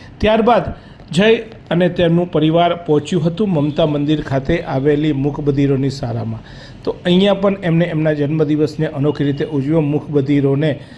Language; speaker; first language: Gujarati; native; Gujarati